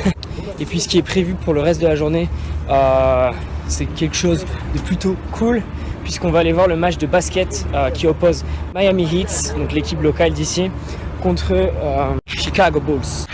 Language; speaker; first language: French; native; French